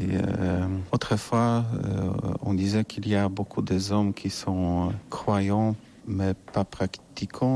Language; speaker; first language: French; non-native, learner; Polish